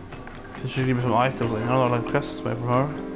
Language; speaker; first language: English; non-native, fluent; Swedish